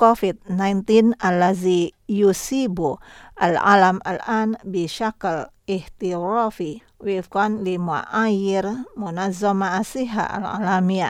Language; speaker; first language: Arabic; non-native, fluent; Indonesian